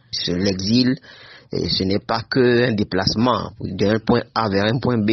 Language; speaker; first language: French; non-native, local second language; Ewe